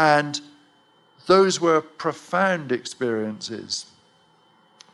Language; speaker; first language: English; native; English